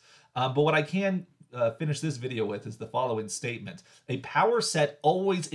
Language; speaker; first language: English; native; English